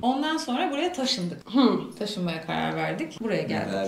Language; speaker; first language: Turkish; native; Turkish